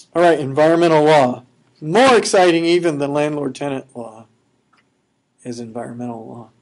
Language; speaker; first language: English; native; English